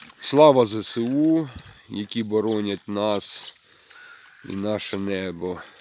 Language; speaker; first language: Ukrainian; native; Ukrainian